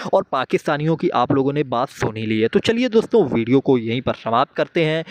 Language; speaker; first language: Hindi; native; Hindi